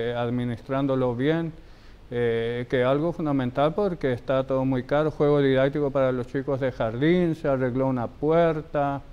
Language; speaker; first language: Spanish; native; Spanish